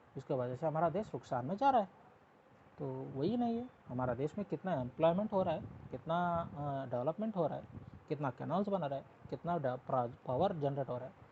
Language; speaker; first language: Hindi; non-native, local second language; Telugu